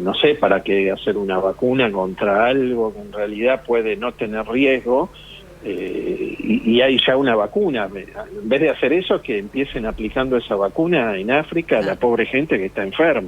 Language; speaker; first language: Spanish; native; Spanish